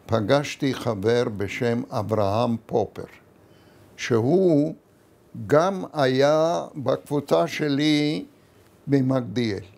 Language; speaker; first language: Hebrew; non-native, fluent; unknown